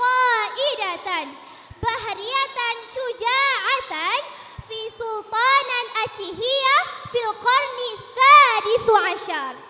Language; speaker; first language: Arabic; non-native, learner; Indonesian